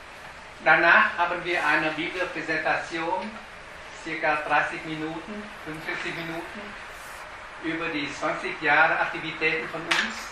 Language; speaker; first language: German; non-native, fluent; Vietnamese